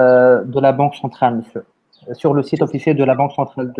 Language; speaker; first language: French; non-native, fluent; Romanian